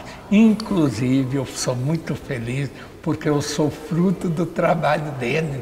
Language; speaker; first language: Portuguese; native; Portuguese